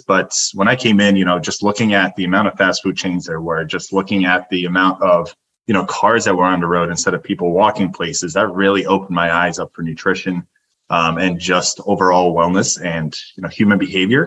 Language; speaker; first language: English; early bilingual, other home language; Turkish